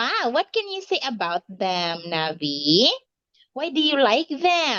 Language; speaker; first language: English; non-native, local second language; Filipino